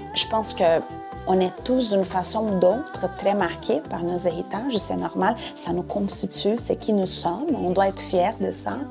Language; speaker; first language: French; non-native, fluent; Portuguese